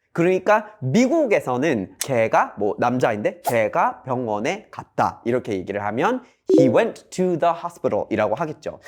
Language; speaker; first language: Korean; non-native, fluent; English